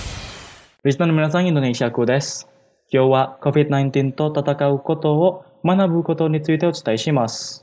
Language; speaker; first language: Japanese; non-native, fluent; Indonesian